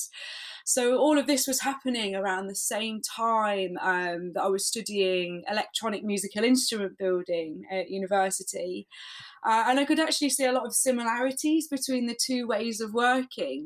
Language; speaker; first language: English; native; English